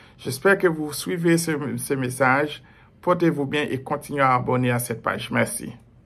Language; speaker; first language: French; non-native, local second language; Haitian Creole